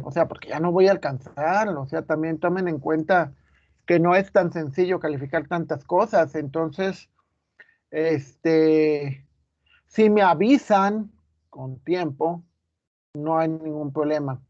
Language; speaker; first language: Spanish; native; Spanish